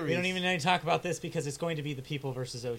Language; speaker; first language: English; native; English